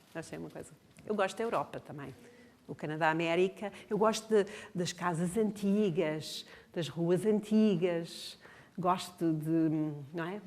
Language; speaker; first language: Portuguese; non-native, fluent; English